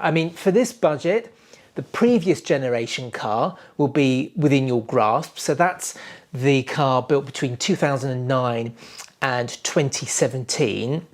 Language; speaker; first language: English; native; English